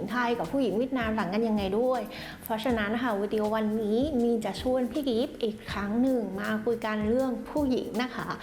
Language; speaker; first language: Thai; non-native, fluent; Vietnamese